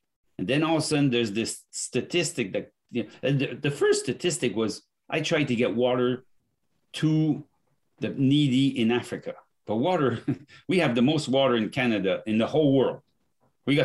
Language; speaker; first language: English; non-native, fluent; French